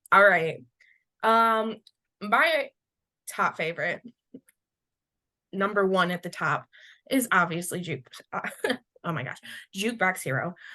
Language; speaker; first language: English; native; English